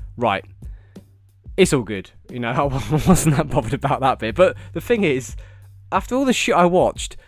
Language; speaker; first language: English; native; English